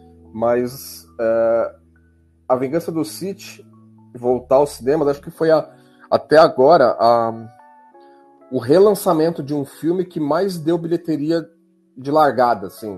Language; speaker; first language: Portuguese; native; Portuguese